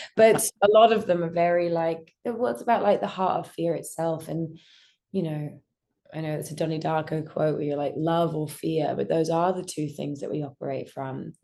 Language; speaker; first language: English; native; English